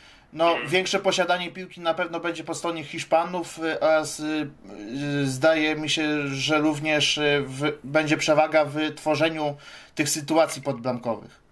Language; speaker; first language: Polish; native; Polish